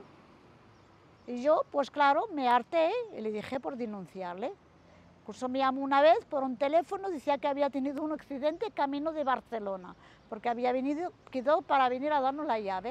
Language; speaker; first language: Spanish; native; Spanish